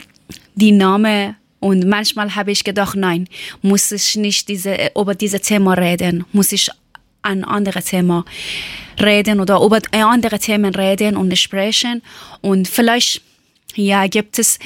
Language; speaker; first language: German; non-native, learner; Persian